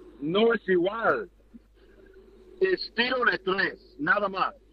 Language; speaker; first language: Spanish; non-native, learner; English